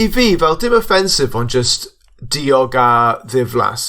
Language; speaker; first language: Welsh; non-native, local second language; English